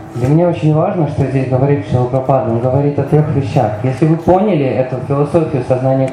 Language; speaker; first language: Russian; native; Russian